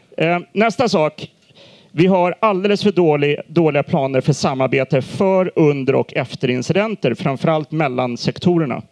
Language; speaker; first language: Swedish; native; Swedish